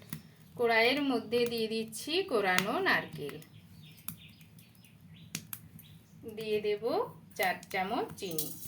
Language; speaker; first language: Bangla; native; Bangla